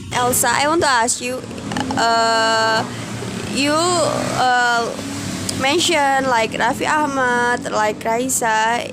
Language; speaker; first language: English; non-native, learner; Indonesian